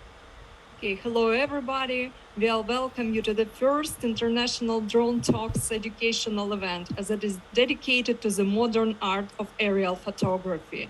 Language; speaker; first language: English; non-native, fluent; Ukrainian